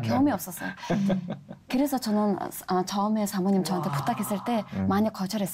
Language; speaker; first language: Korean; non-native, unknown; Mongolian